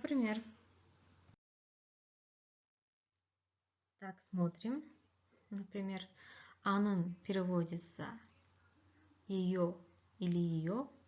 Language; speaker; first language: Russian; non-native, local second language; Kyrgyz